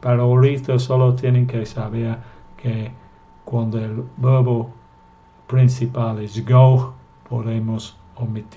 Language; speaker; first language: Spanish; non-native, fluent; English